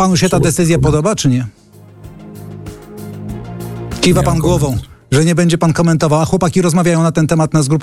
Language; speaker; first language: Polish; native; Polish